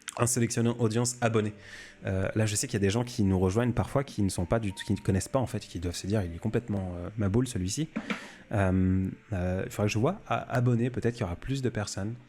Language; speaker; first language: French; native; French